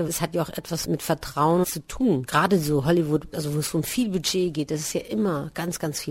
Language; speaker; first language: German; native; German